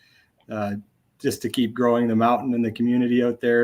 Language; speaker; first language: English; native; English